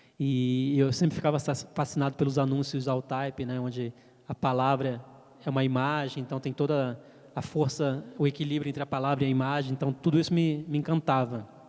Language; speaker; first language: Portuguese; early bilingual, heritage; French